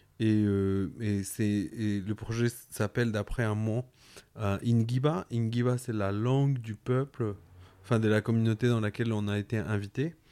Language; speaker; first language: French; non-native, fluent; Spanish